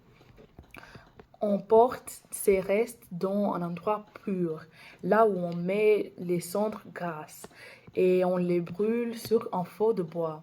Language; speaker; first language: French; non-native, fluent; English